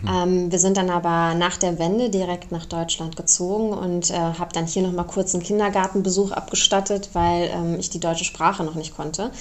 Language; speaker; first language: German; early bilingual, other home language; Romanian